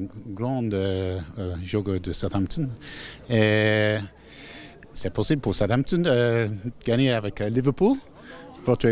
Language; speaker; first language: French; non-native, learner; English